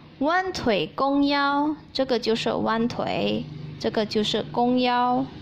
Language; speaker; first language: Chinese; early bilingual, heritage; Chinese